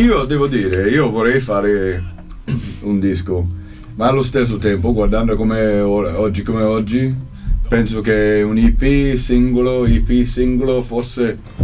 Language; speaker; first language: Italian; non-native, fluent; English